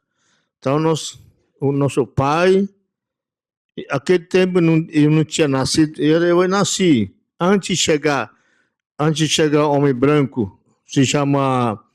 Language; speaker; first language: Portuguese; non-native, local second language; Yanomámi